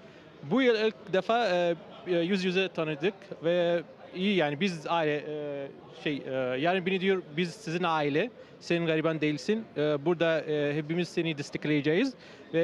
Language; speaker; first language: Turkish; non-native, learner; Arabic